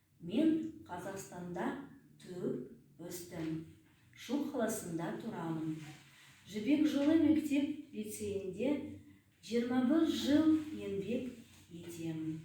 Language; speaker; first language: Kazakh; non-native, local second language; Russian